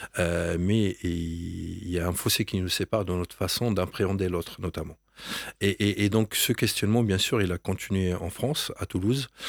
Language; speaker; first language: French; non-native, local second language; Arabic